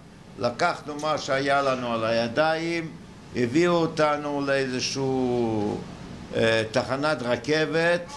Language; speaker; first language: Hebrew; early bilingual, other home language; Yiddish